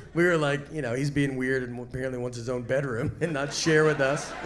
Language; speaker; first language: English; native; English